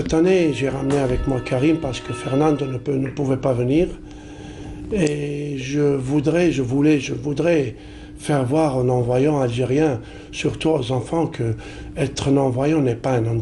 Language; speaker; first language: French; non-native, local second language; Arabic